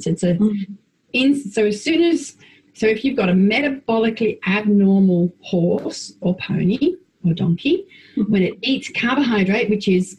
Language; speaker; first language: English; native; English